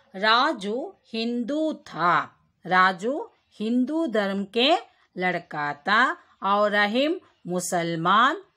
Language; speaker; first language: Hindi; non-native, local second language; Kannada